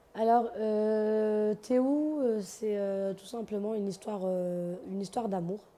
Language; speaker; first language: French; native; French